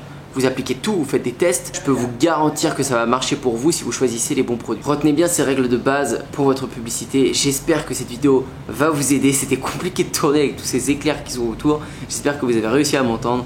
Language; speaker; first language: French; native; French